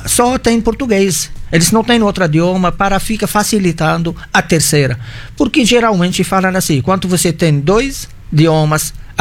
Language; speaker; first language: Portuguese; non-native, fluent; Arabic